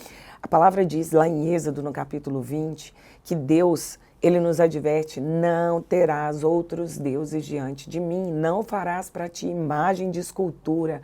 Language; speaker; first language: Portuguese; native; Portuguese